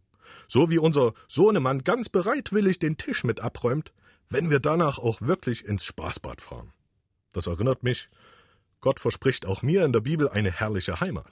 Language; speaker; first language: German; native; German